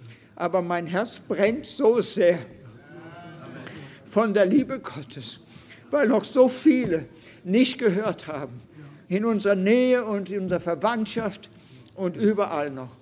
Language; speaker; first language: German; non-native, fluent; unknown